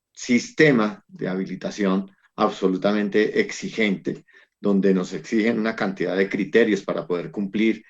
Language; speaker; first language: Spanish; native; Spanish